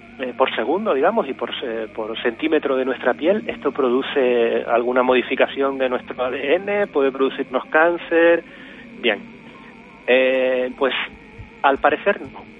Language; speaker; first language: Spanish; native; Spanish